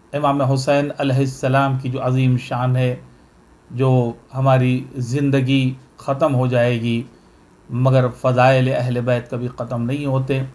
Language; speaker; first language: Urdu; native; Urdu